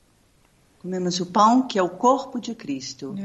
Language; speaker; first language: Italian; non-native, learner; Portuguese